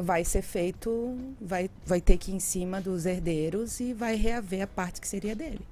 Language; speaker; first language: Portuguese; native; Portuguese